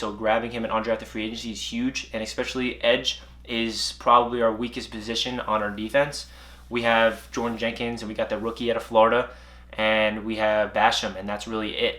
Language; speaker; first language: English; native; English